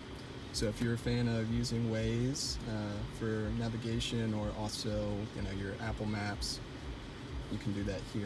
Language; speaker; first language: English; native; English